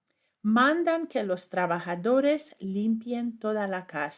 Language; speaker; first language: Spanish; non-native, fluent; English